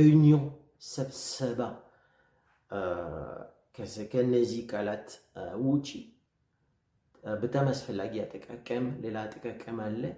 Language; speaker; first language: Amharic; non-native, learner; French